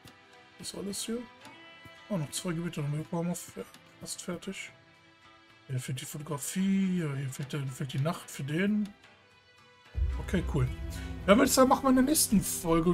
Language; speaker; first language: German; native; German